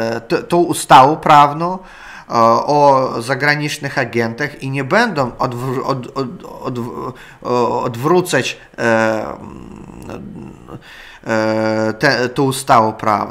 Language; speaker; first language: Polish; non-native, learner; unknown